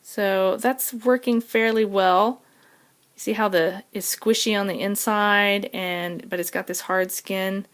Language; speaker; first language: English; native; English